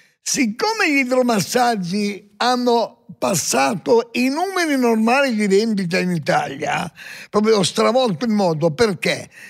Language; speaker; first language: Italian; native; Italian